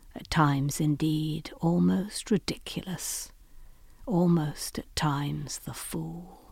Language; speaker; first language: English; native; English